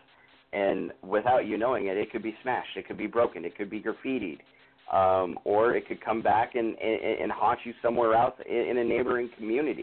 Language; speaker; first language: English; native; English